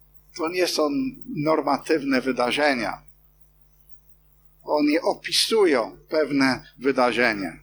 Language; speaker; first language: Polish; non-native, fluent; English